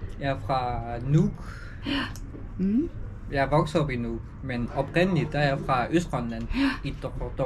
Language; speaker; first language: Danish; non-native, local second language; Kalaallisut